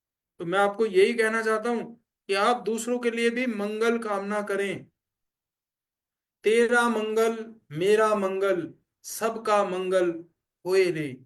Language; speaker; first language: Hindi; native; Hindi